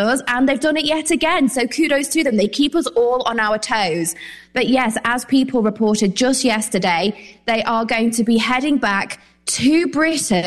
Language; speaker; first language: English; native; English